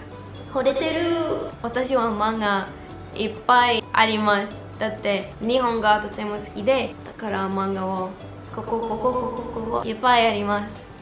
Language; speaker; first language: Japanese; non-native, learner; Arabic